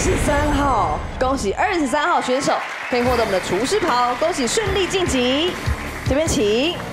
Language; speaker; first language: Chinese; native; Chinese